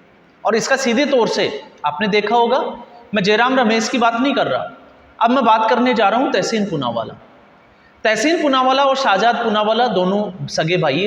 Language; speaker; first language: Hindi; native; Hindi